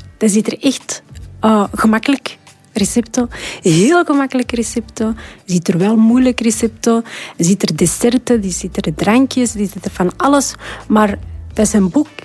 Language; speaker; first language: Dutch; non-native, fluent; Arabic